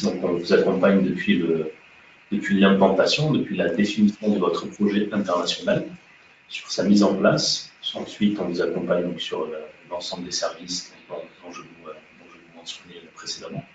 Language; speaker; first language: French; native; French